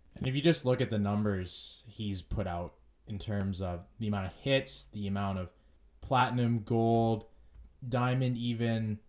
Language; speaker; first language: English; native; English